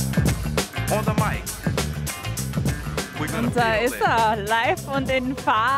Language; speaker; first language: German; native; German